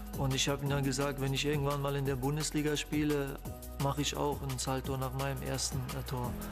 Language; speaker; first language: German; early bilingual, other home language; Polish